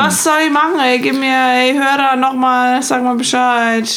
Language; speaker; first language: German; non-native, fluent; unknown